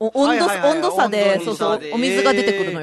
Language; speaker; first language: Japanese; native; Japanese